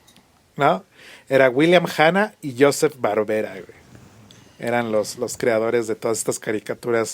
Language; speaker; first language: Spanish; native; Spanish